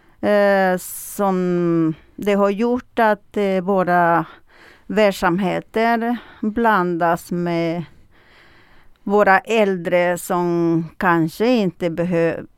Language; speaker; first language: Swedish; non-native, fluent; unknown